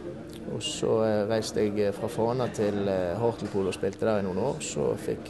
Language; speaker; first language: Norwegian; native; Norwegian